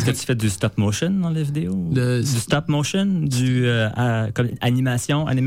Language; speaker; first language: French; native; French